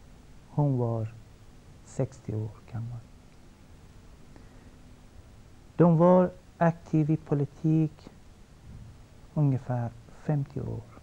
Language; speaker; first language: Swedish; non-native, fluent; Persian